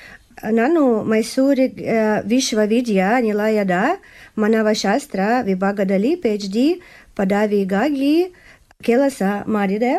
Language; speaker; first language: Kannada; non-native, learner; Russian